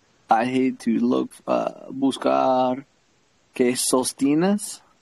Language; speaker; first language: English; native; English